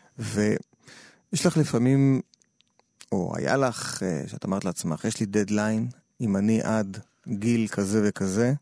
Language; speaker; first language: Hebrew; native; Hebrew